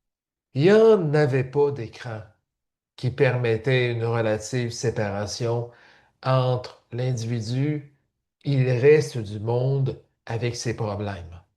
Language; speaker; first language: French; native; French